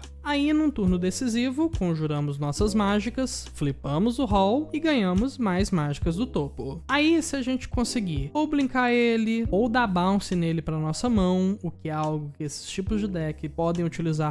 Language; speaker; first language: Portuguese; native; Portuguese